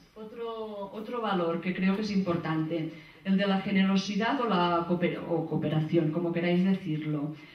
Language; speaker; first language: Spanish; non-native, local second language; Catalan